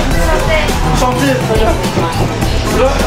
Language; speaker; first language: French; native; French